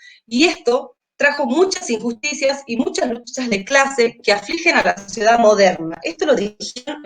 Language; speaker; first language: Spanish; native; Spanish